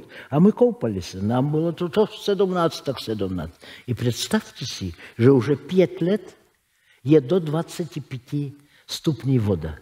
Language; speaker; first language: Czech; non-native, fluent; Russian